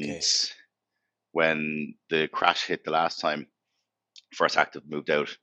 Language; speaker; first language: English; native; English